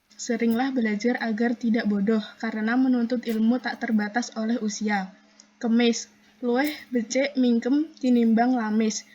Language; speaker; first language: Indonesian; non-native, local second language; Javanese